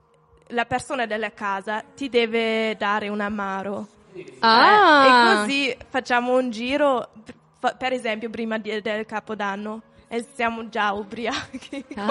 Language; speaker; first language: Italian; non-native, fluent; German